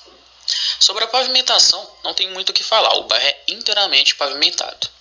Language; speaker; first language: Portuguese; native; Portuguese